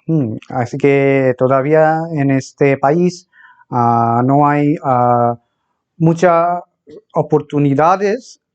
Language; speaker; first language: Spanish; non-native, fluent; Bangla